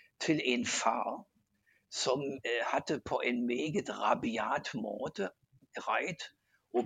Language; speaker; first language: Norwegian; non-native, fluent; German